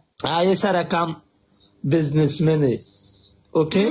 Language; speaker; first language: Hindi; non-native, learner; Pashto